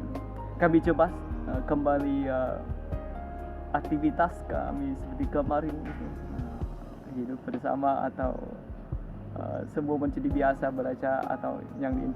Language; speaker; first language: Indonesian; non-native, learner; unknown